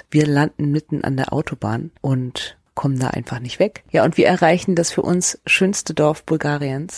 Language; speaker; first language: German; native; German